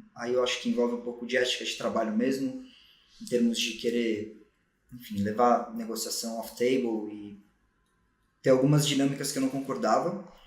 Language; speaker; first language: Portuguese; native; Portuguese